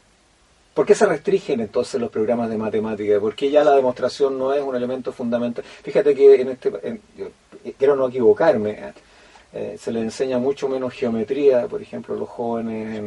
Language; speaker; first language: Spanish; native; Spanish